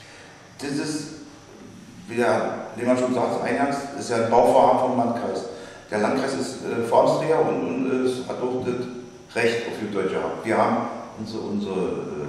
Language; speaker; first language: German; native; German